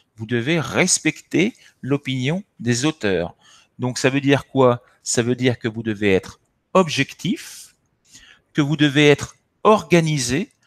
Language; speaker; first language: French; native; French